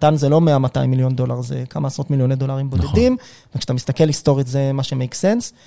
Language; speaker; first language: Hebrew; native; Hebrew